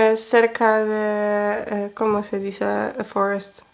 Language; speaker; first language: Spanish; non-native, learner; Polish